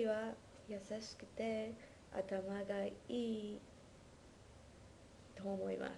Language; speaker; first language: Japanese; non-native, learner; English